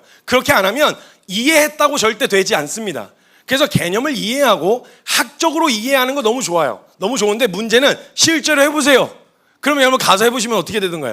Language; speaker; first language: Korean; native; Korean